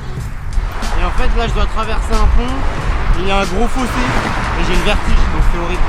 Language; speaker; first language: French; native; French